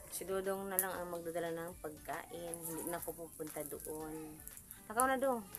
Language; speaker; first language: Filipino; non-native, local second language; Cebuano